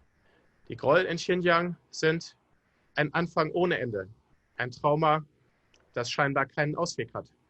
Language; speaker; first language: German; native; German